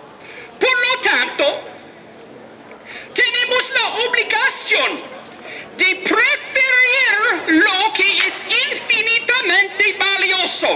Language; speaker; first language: Spanish; non-native, learner; English